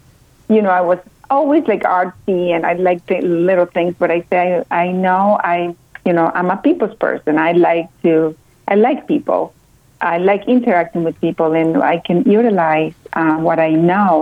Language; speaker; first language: English; non-native, fluent; Spanish